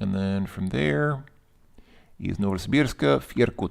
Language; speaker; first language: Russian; non-native, learner; English